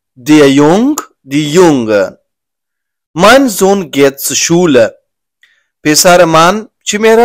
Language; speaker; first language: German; non-native, learner; Persian